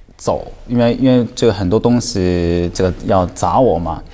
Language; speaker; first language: Chinese; non-native, fluent; Japanese